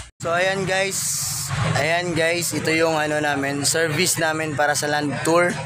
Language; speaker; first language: Filipino; non-native, local second language; Cebuano